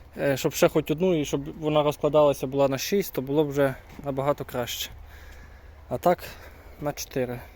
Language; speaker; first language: Ukrainian; native; Ukrainian